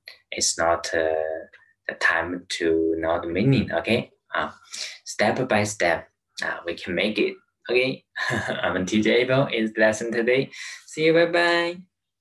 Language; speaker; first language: English; non-native, learner; Chinese